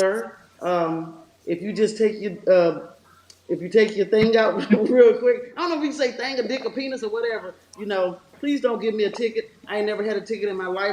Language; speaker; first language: English; native; English